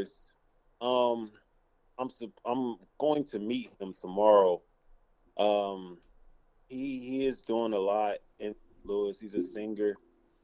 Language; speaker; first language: English; native; English